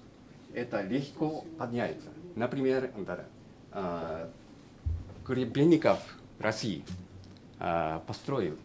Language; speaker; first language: Russian; non-native, learner; Japanese